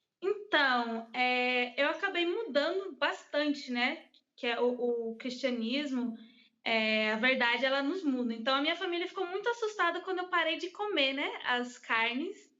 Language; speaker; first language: Portuguese; early bilingual, heritage; English